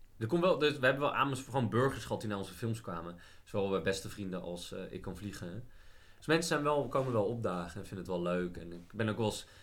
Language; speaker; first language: Dutch; native; Dutch